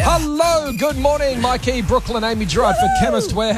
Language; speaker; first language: English; native; English